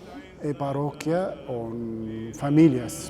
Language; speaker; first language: Portuguese; non-native, learner; Arabic